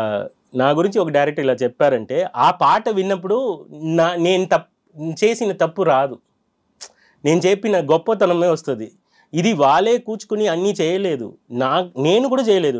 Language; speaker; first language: Telugu; non-native, fluent; Tamil